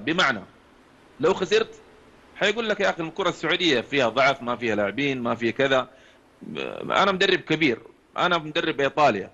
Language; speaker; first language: Arabic; native; Arabic